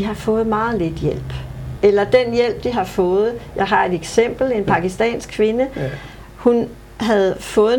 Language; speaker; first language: Danish; native; Danish